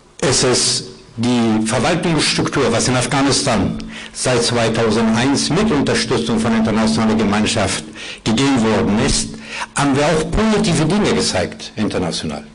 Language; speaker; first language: German; non-native, fluent; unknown